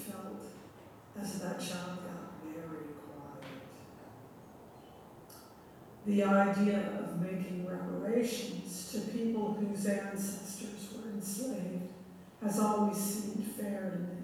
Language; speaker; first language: English; native; English